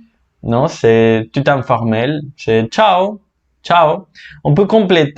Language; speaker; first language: French; non-native, fluent; Spanish